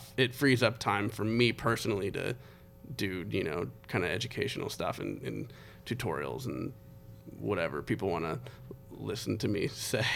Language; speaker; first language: English; native; English